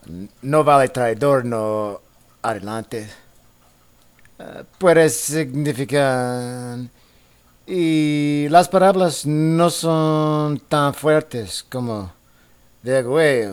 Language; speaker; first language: Spanish; non-native, fluent; English